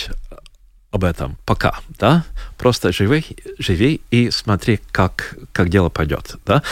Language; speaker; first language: Russian; non-native, local second language; Latvian